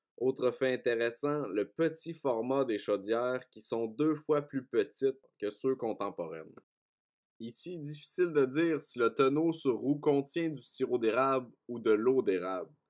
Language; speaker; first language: French; native; French